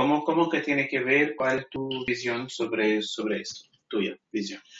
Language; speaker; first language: Spanish; non-native, fluent; Portuguese